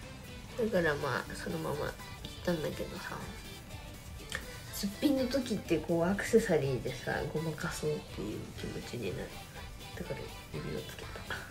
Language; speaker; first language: Japanese; native; Japanese